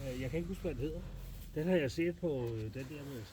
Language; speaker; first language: Danish; native; Danish